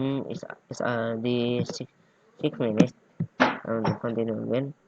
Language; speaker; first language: English; non-native, learner; Indonesian